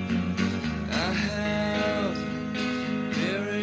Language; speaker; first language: English; non-native, fluent; Italian